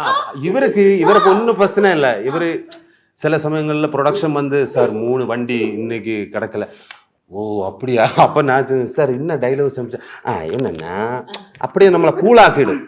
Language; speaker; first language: Tamil; non-native, learner; Malayalam